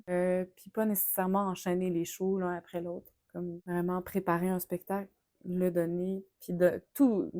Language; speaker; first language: French; native; French